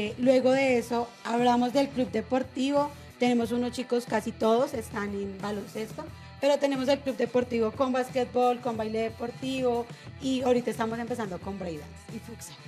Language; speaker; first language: Spanish; native; Spanish